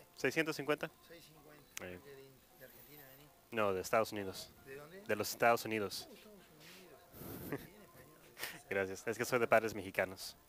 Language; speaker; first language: Spanish; early bilingual, heritage; English